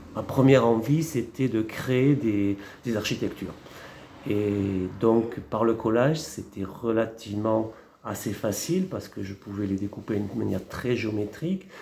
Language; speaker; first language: French; native; French